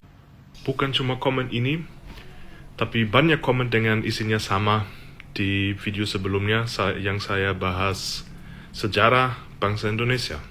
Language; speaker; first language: Indonesian; non-native, fluent; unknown